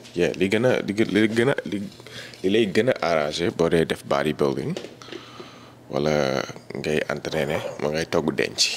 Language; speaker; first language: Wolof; early bilingual, heritage; Wolof